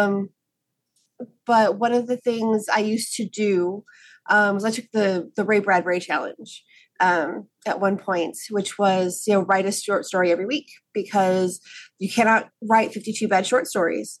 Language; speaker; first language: English; native; English